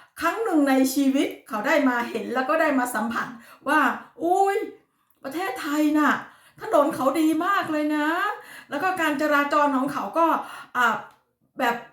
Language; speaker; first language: Thai; non-native, local second language; Lao